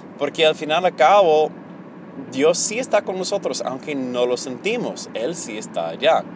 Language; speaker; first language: Spanish; early bilingual, heritage; Spanish